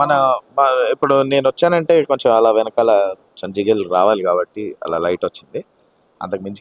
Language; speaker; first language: Telugu; native; Telugu